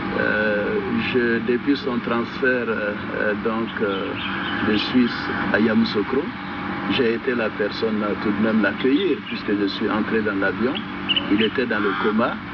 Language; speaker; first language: French; non-native, local second language; Dyula